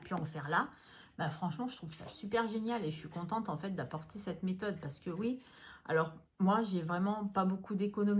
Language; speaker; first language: French; native; French